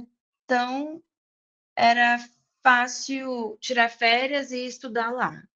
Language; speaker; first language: Portuguese; non-native, fluent; English